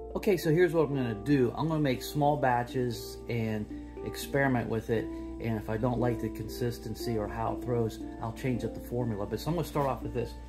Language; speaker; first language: English; native; English